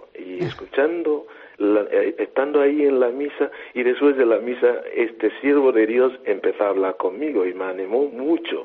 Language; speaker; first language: Spanish; non-native, fluent; Igbo